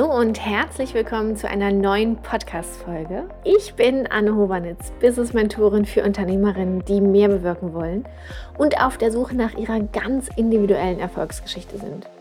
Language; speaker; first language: German; native; German